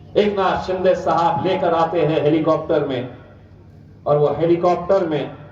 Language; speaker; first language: Hindi; non-native, local second language; Urdu